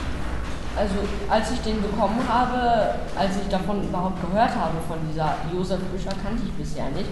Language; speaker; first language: German; native; German